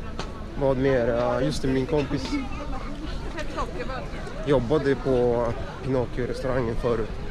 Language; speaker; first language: Swedish; early bilingual, other home language; Russian